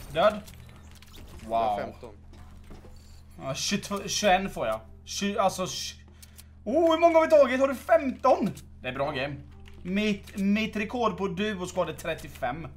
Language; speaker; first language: Swedish; native; Swedish